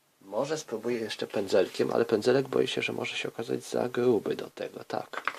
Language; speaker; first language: Polish; native; Polish